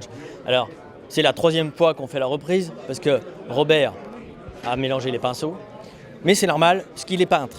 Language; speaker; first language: French; native; French